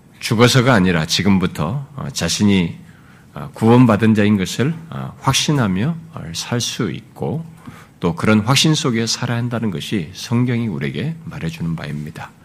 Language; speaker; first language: Korean; native; Korean